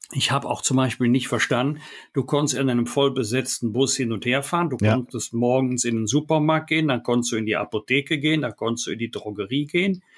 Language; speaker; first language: German; native; German